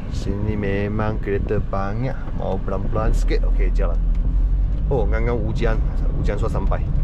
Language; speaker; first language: Malay; non-native, local second language; Chinese